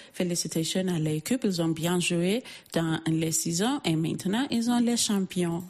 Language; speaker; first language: French; non-native, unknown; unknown